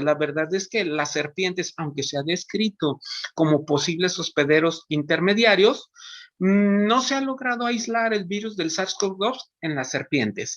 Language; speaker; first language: Spanish; native; Spanish